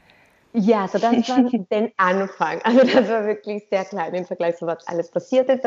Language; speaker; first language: German; non-native, fluent; Spanish